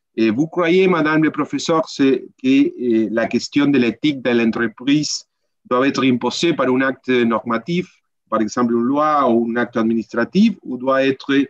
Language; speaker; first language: French; non-native, learner; Spanish